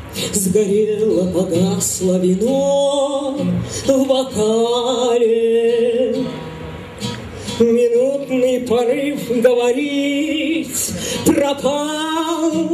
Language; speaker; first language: Russian; native; Russian